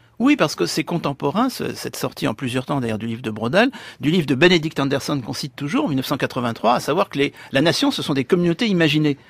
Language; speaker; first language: French; native; French